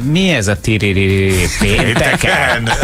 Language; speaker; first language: Hungarian; native; Hungarian